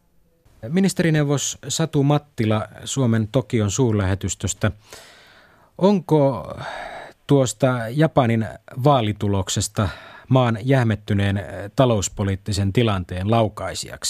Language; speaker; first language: Finnish; native; Finnish